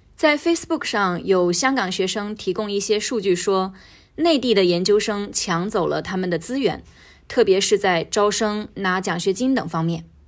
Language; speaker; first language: Chinese; native; Chinese